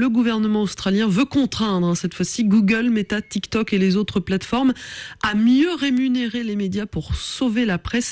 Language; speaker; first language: French; native; French